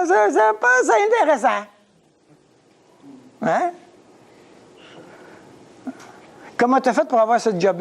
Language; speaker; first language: French; native; French